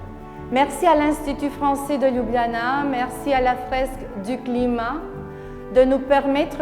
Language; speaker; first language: French; non-native, fluent; Slovenian